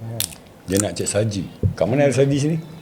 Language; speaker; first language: Malay; native; Malay